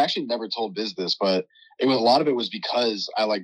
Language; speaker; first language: English; native; English